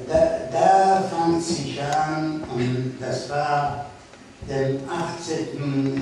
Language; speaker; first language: German; non-native, learner; Yiddish